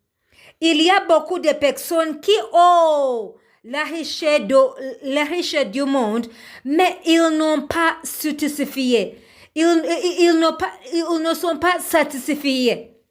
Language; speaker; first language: French; non-native, learner; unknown